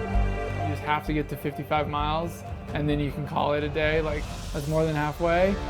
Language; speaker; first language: English; native; English